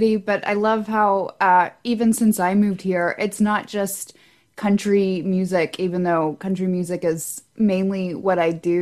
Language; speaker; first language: English; native; English